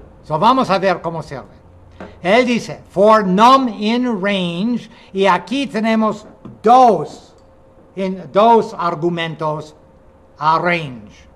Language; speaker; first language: Spanish; non-native, fluent; English